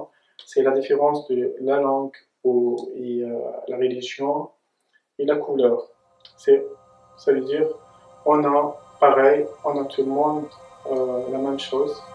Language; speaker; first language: French; non-native, local second language; Arabic